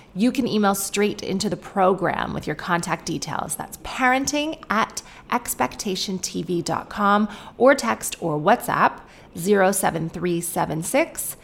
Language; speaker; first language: English; native; English